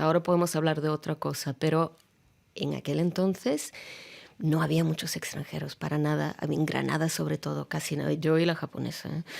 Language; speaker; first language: Spanish; non-native, fluent; Russian